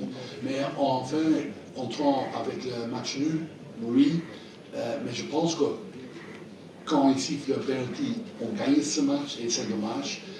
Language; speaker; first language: French; non-native, fluent; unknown